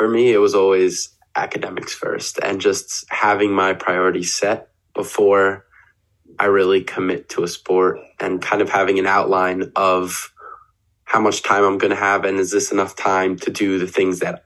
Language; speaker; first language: English; native; English